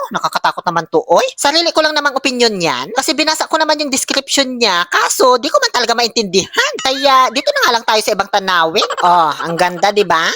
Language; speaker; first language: Filipino; native; Filipino